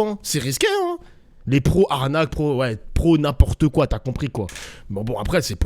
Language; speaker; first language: French; native; French